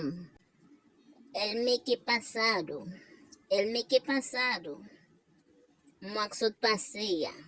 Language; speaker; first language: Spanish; non-native, fluent; Haitian Creole